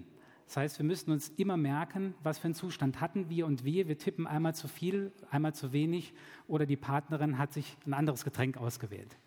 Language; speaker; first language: German; native; German